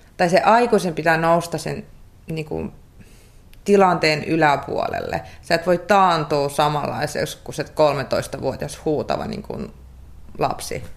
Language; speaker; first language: Finnish; early bilingual, other home language; Russian